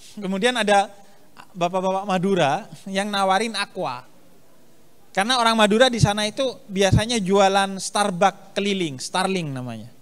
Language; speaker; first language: Indonesian; native; Indonesian